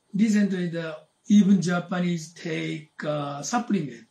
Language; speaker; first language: English; non-native, learner; Japanese